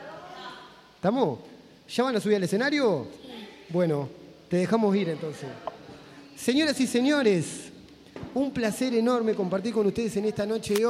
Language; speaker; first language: Spanish; native; Spanish